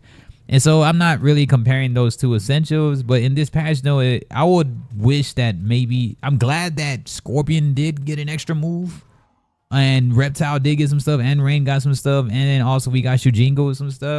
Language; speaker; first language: English; native; English